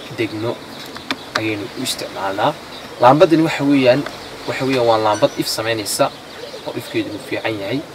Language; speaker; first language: Somali; native; Somali